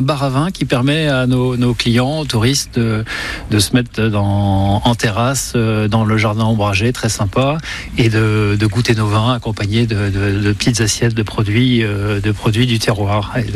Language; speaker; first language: French; native; French